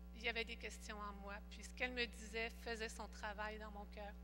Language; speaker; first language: French; native; French